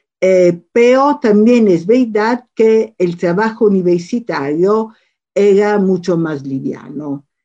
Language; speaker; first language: Spanish; non-native, fluent; Italian